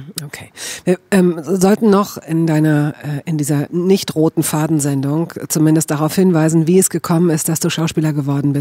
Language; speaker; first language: German; native; German